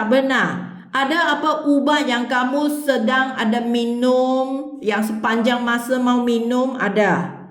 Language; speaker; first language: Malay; non-native, local second language; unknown